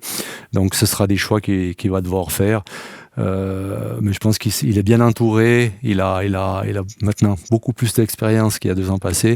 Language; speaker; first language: French; native; French